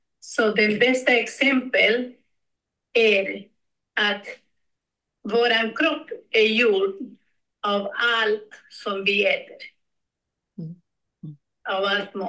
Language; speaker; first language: Swedish; non-native, learner; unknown